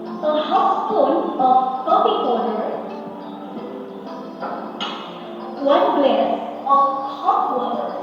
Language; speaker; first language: English; non-native, learner; Indonesian